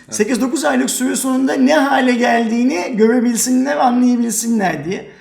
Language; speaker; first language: Turkish; native; Turkish